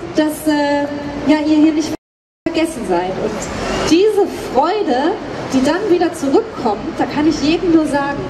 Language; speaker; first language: German; native; German